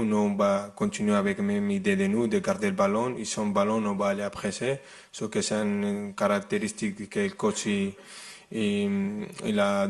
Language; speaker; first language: French; non-native, fluent; Spanish